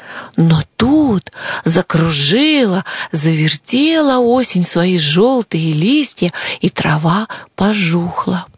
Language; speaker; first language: Russian; native; Russian